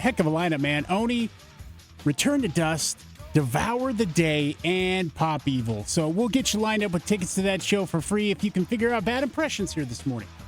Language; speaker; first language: English; native; English